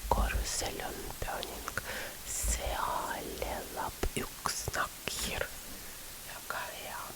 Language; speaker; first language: Estonian; non-native, learner; Russian